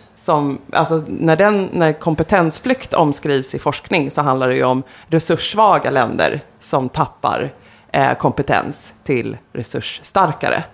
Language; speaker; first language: Swedish; native; Swedish